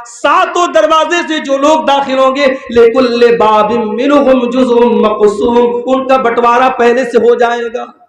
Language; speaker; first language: Urdu; native; Urdu